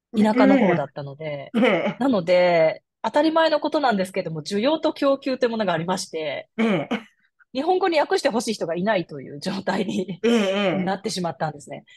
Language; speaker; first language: Japanese; native; Japanese